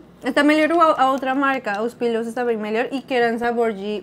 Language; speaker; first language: Portuguese; non-native, fluent; Spanish